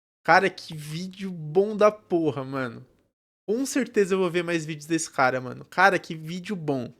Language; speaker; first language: Portuguese; native; Portuguese